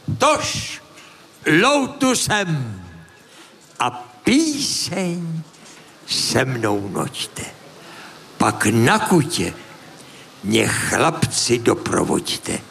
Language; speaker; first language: Czech; native; Czech